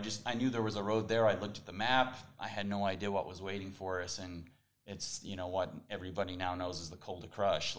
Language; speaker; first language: English; native; English